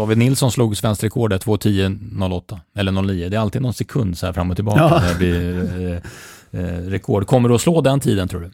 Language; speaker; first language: Swedish; native; Swedish